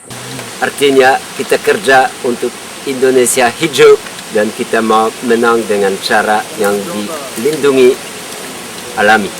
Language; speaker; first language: Indonesian; non-native, learner; French